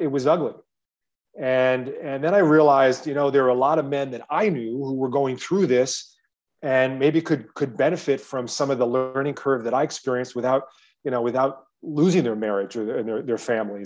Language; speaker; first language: English; native; English